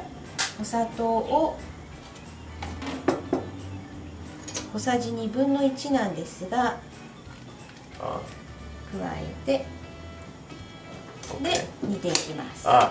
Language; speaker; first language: Japanese; native; Japanese